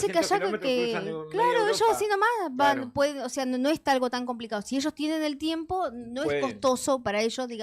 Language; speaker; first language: Spanish; native; Spanish